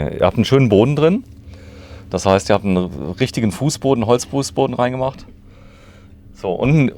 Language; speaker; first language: German; native; German